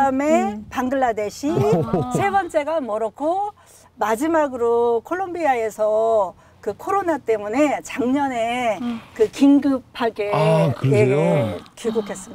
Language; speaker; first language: Korean; native; Korean